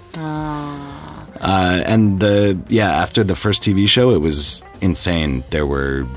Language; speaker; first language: English; native; English